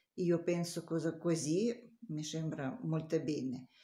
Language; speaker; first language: Italian; non-native, learner; Russian